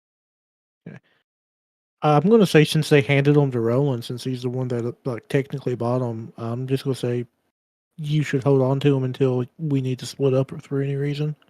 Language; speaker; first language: English; native; English